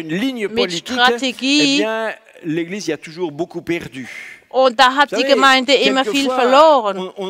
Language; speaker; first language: German; non-native, fluent; French